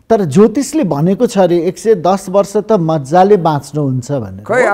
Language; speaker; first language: Nepali; native; Nepali